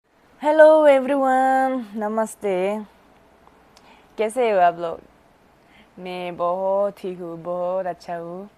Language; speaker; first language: Hindi; non-native, local second language; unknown